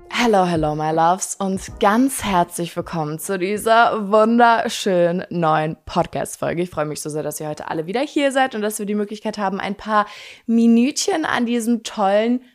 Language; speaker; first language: German; native; German